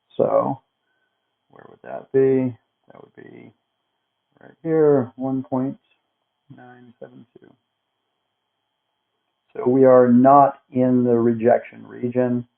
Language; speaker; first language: English; native; English